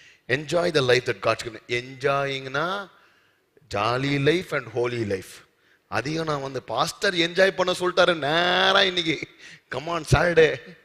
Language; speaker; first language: English; non-native, local second language; Tamil